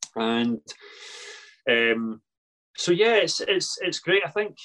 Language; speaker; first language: English; native; English